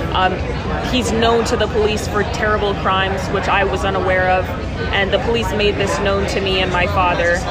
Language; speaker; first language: English; native; English